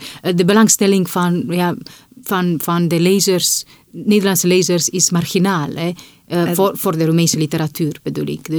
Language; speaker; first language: Dutch; non-native, fluent; Romanian